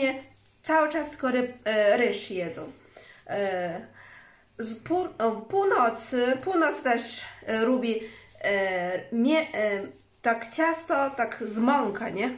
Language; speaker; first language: Polish; non-native, learner; Chinese